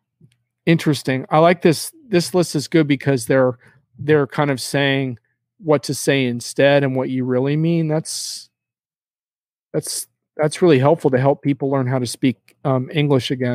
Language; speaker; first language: English; native; English